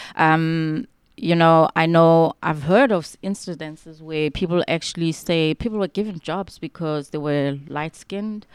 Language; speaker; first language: English; non-native, local second language; Xhosa